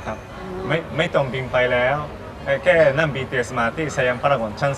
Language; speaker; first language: Thai; non-native, learner; Japanese